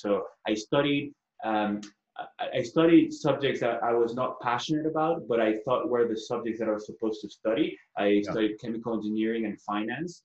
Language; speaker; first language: English; non-native, fluent; Spanish